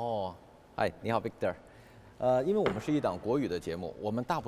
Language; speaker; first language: Chinese; native; Chinese